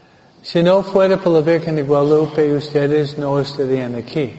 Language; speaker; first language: Spanish; non-native, fluent; English